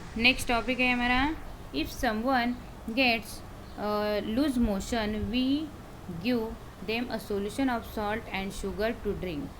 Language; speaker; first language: Hindi; non-native, local second language; Marathi